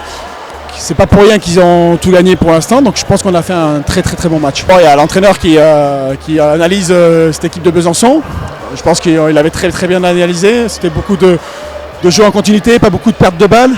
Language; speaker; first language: French; native; French